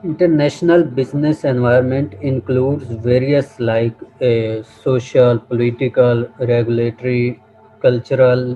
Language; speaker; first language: English; non-native, local second language; Urdu